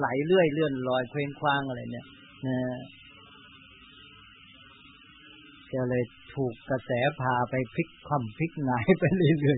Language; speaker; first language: Thai; native; Thai